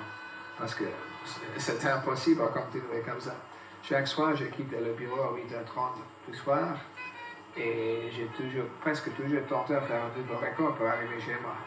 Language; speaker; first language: French; non-native, fluent; English